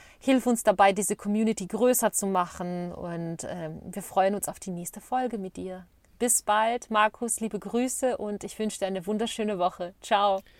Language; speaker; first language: German; early bilingual, other home language; Bosnian